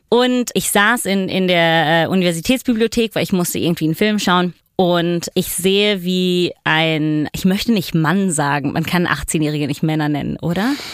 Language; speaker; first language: German; non-native, fluent; Italian